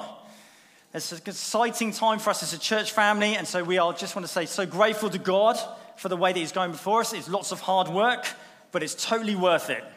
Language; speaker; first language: English; native; English